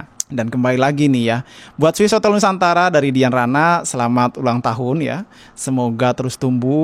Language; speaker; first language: Indonesian; native; Indonesian